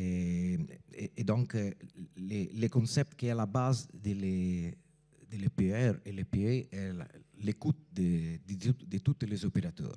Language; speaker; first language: French; non-native, fluent; Italian